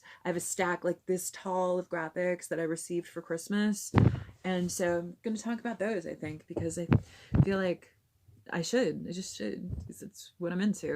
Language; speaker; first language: English; native; English